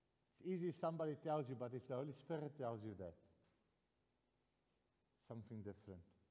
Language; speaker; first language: English; non-native, local second language; Afrikaans